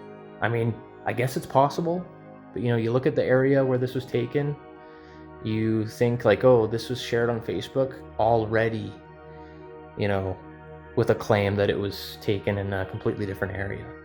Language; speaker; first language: English; native; English